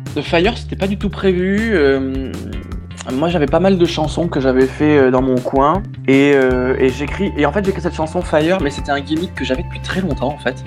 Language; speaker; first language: French; native; French